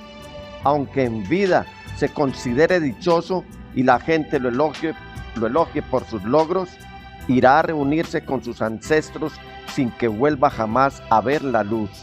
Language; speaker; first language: Spanish; native; Spanish